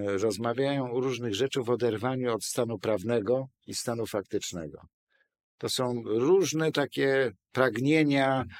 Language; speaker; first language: Polish; native; Polish